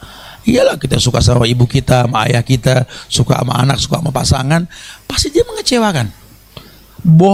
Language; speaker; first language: Indonesian; native; Indonesian